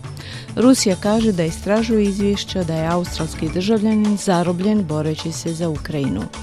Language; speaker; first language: Croatian; native; Croatian